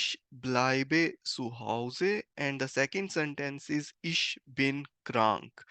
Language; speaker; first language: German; non-native, fluent; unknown